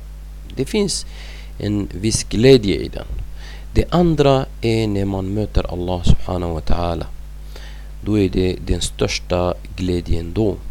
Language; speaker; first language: Swedish; non-native, fluent; Arabic